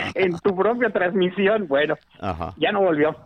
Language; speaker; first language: Spanish; native; Spanish